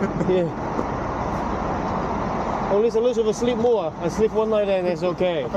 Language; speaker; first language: English; non-native, learner; Cantonese